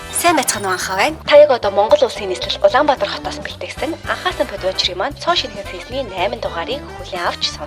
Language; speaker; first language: Mongolian; native; Mongolian